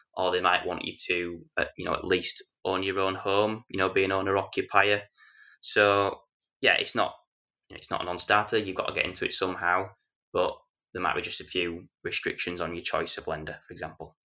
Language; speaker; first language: English; native; English